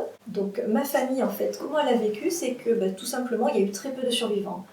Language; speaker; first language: French; native; French